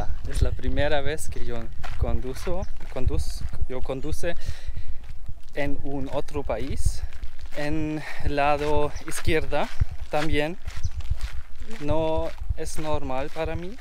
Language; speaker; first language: Spanish; non-native, learner; German